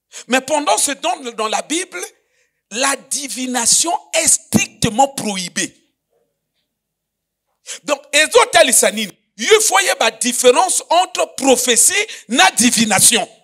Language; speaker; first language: French; non-native, local second language; Lingala